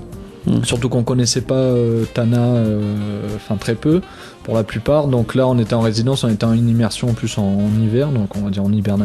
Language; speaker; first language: French; native; French